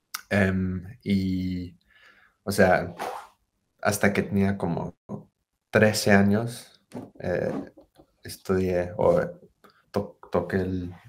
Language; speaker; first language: Spanish; early bilingual, heritage; Spanish